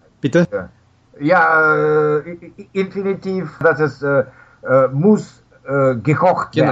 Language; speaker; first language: German; non-native, learner; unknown